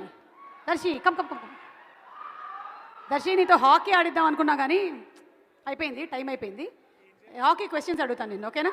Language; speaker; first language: Telugu; native; Telugu